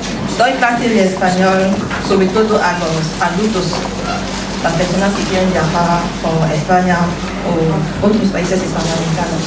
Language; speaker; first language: Spanish; non-native, fluent; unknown